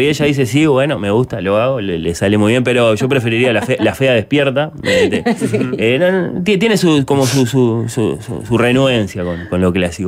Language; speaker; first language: Spanish; native; Spanish